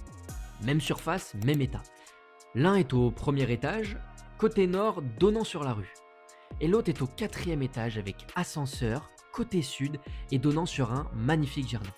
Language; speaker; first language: French; native; French